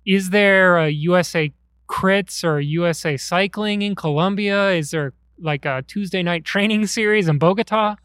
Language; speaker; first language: English; native; English